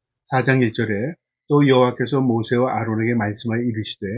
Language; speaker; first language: Korean; native; Korean